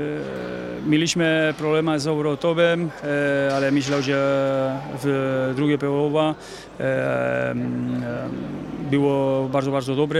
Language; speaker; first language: Polish; non-native, learner; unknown